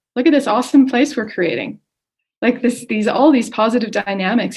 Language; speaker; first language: English; native; English